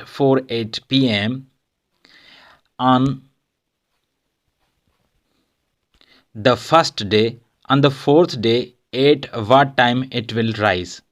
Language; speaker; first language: English; non-native, local second language; Urdu